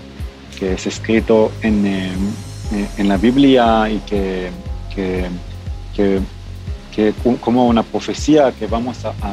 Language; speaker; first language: Spanish; non-native, fluent; Hebrew